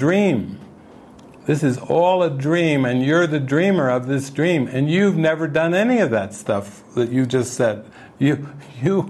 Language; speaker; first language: English; native; English